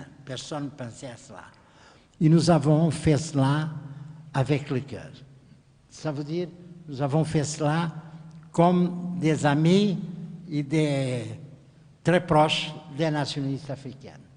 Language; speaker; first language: French; non-native, fluent; Portuguese